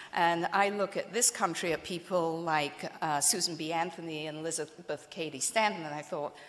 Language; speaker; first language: English; native; English